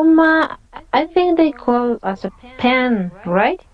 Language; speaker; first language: English; non-native, fluent; Spanish